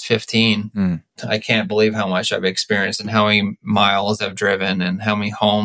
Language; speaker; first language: English; native; English